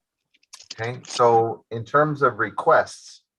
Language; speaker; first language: English; native; English